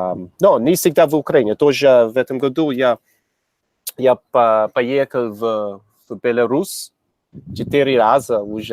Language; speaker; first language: Russian; non-native, learner; English